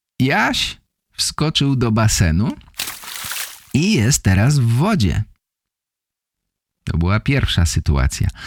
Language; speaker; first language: Polish; native; Polish